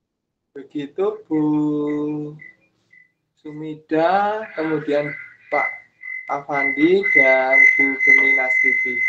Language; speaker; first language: Indonesian; native; Indonesian